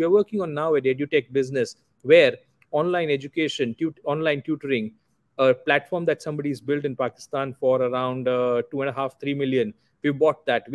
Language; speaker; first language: English; non-native, local second language; Gujarati